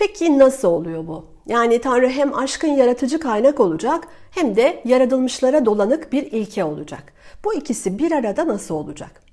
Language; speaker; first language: Turkish; native; Turkish